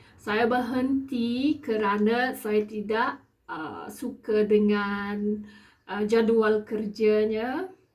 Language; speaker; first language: Malay; non-native, local second language; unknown